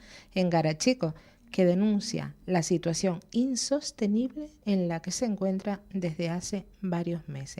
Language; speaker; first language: Spanish; native; Spanish